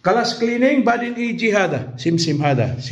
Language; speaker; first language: Arabic; non-native, learner; Filipino